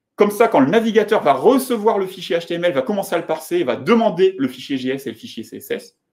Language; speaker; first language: French; native; French